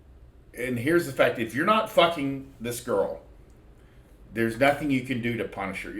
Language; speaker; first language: English; native; English